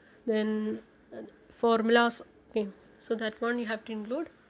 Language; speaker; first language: English; non-native, local second language; Malayalam